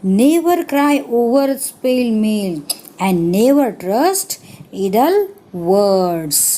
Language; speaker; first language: English; non-native, local second language; Marathi